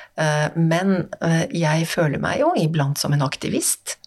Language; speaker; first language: Norwegian; native; Norwegian